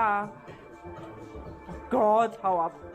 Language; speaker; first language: German; native; German